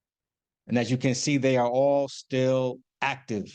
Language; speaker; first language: English; native; English